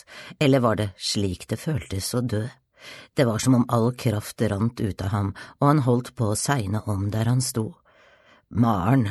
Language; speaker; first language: Norwegian; native; Norwegian